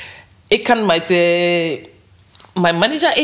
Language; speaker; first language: Dutch; non-native, learner; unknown